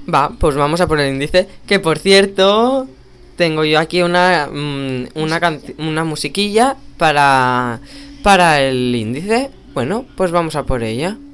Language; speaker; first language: Spanish; native; Spanish